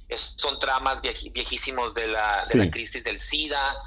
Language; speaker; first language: Spanish; early bilingual, heritage; Spanish